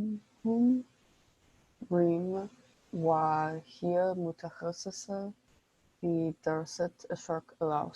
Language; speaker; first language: Arabic; non-native, learner; English